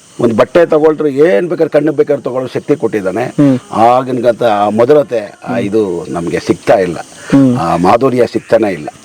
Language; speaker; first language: Kannada; native; Kannada